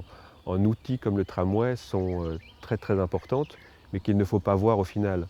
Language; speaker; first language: French; native; French